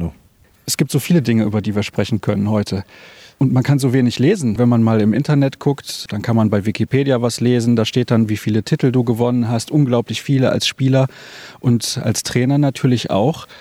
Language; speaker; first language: German; native; German